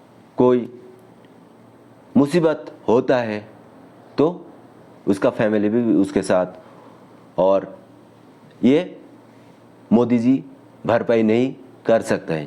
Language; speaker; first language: Hindi; non-native, local second language; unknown